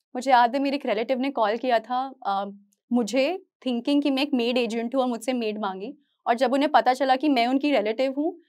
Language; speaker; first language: Hindi; native; Hindi